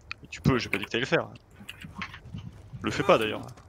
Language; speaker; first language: French; native; French